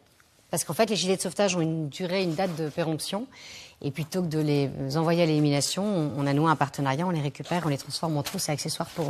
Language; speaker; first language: French; native; French